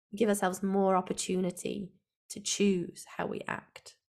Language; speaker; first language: English; native; English